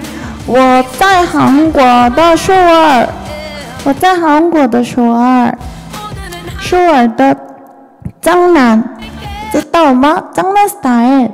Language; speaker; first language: Chinese; non-native, learner; Korean